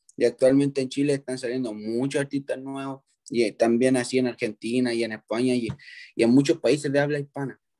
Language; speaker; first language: Spanish; native; Spanish